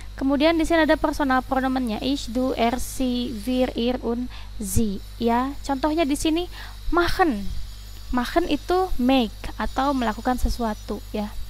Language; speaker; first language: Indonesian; native; Indonesian